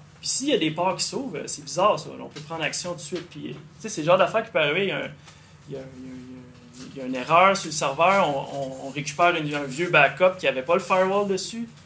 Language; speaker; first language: French; native; French